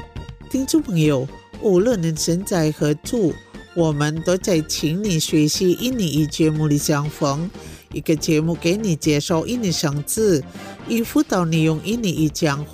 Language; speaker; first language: Chinese; non-native, fluent; Indonesian